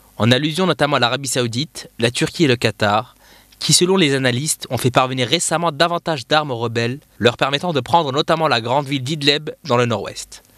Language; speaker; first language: French; non-native, local second language; Arabic